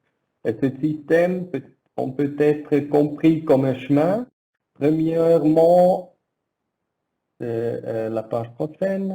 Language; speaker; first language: French; non-native, learner; German